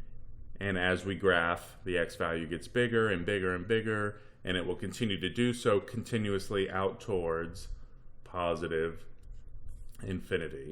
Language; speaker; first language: English; native; English